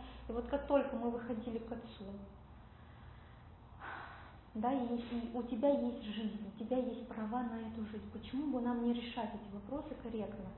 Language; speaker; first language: Russian; native; Russian